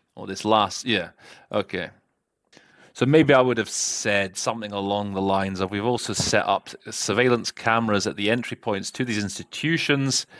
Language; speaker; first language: English; native; English